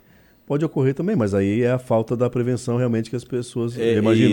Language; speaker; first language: Portuguese; native; Portuguese